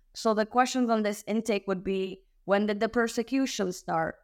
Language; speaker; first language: English; early bilingual, other home language; Spanish